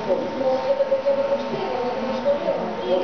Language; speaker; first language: Greek; native; Greek